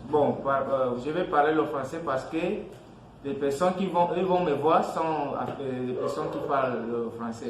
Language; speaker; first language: French; non-native, learner; Fang